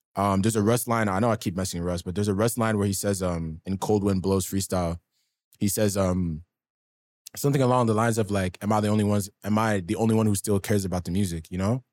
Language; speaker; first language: English; native; English